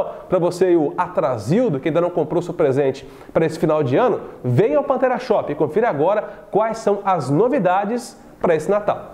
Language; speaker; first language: Portuguese; native; Portuguese